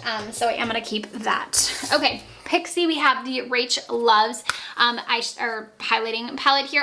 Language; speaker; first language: English; native; English